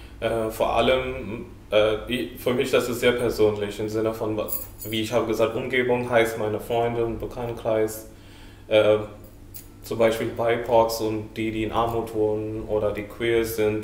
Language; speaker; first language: German; non-native, learner; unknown